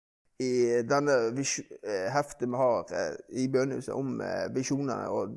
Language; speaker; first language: Norwegian; native; Norwegian